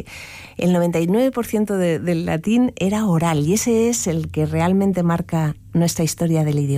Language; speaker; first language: Spanish; native; Spanish